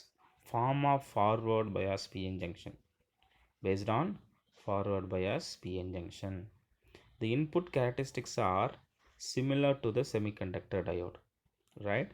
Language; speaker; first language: English; non-native, local second language; Tamil